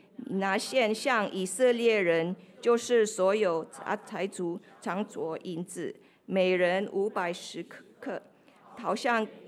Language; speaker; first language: Chinese; non-native, fluent; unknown